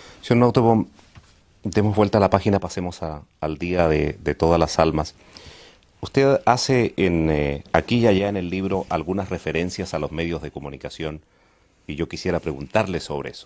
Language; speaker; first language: Spanish; native; Spanish